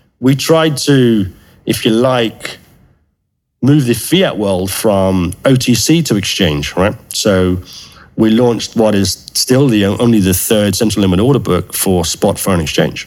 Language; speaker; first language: English; native; English